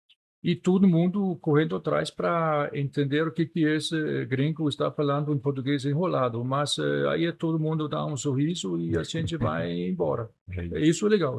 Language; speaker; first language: Portuguese; non-native, fluent; Danish